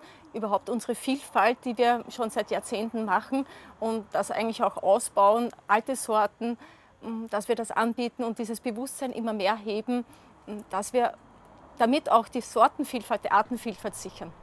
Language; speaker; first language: German; native; German